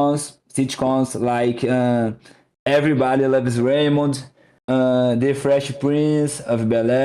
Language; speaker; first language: English; non-native, learner; Portuguese